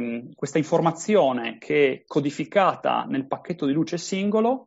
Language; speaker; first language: Italian; native; Italian